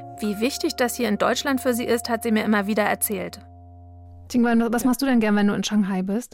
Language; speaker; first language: German; native; German